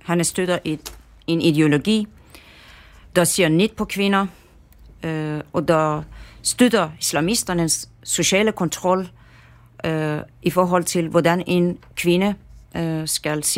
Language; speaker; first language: Danish; non-native, fluent; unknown